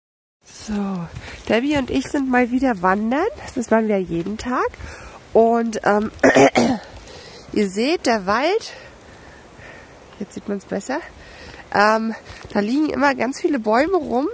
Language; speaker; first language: German; native; German